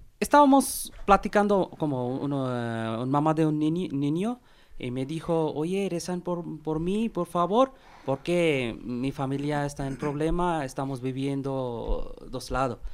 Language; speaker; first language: Spanish; non-native, learner; Bangla